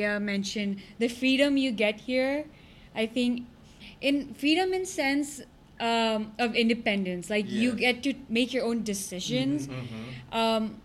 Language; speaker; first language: English; non-native, local second language; Gujarati